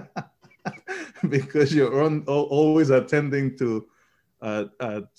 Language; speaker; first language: English; early bilingual, other home language; Spanish